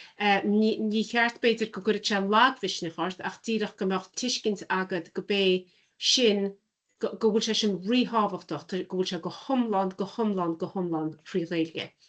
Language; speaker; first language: Irish; native; Irish